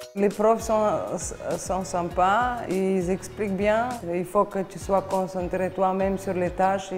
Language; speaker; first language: French; non-native, fluent; Bulgarian